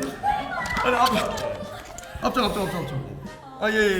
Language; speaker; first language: Korean; native; Korean